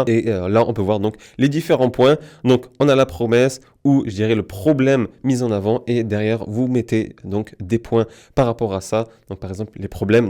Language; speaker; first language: French; native; French